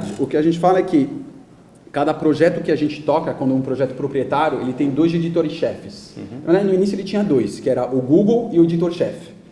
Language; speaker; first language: Portuguese; non-native, fluent; French